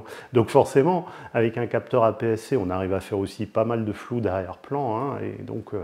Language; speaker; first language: French; native; French